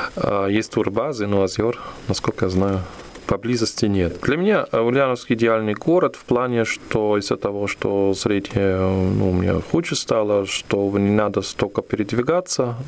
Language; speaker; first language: Russian; non-native, fluent; German